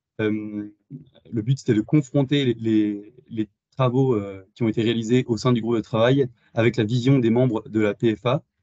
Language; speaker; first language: French; native; French